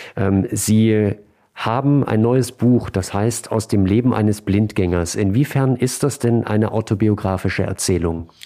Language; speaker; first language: German; native; German